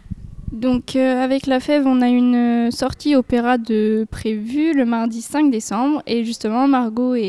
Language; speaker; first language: French; native; French